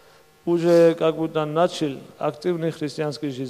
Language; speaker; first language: Russian; non-native, learner; Georgian